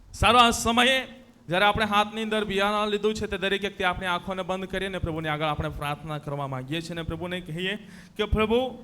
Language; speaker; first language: Gujarati; non-native, local second language; Gamit